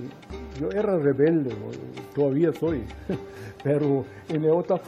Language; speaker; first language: Spanish; non-native, fluent; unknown